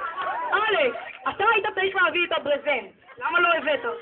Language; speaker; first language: Hebrew; native; Hebrew